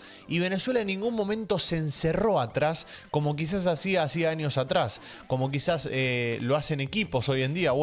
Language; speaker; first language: Spanish; native; Spanish